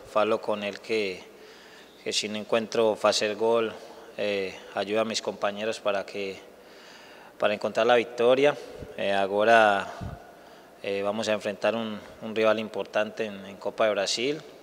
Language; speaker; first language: Portuguese; non-native, learner; Spanish